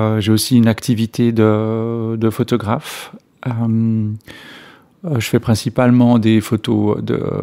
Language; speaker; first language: French; native; French